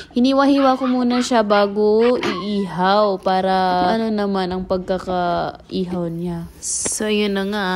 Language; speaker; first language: Filipino; non-native, local second language; Cebuano